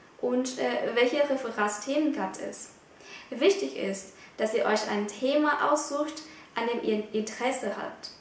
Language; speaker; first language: German; non-native, fluent; Vietnamese